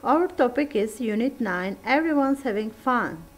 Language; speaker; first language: English; non-native, fluent; Turkish